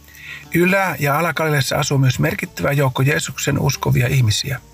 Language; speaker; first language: Finnish; native; Finnish